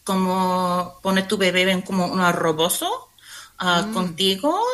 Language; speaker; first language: Spanish; non-native, learner; English